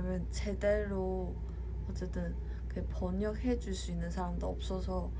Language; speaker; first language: Korean; non-native, fluent; Cantonese